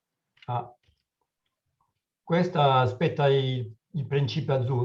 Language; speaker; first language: Italian; non-native, learner; French